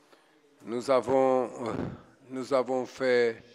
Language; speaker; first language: French; non-native, fluent; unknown